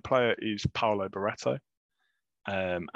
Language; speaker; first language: English; native; English